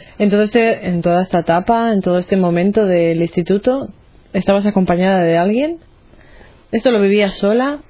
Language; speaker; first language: Spanish; native; Spanish